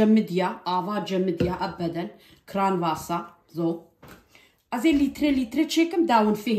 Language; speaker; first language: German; non-native, learner; Kurdish